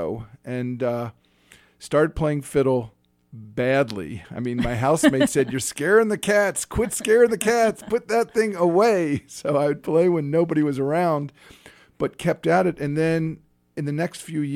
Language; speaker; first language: English; native; English